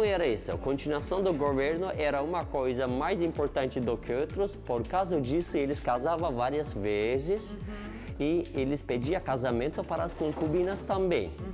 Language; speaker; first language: Portuguese; non-native, learner; Turkish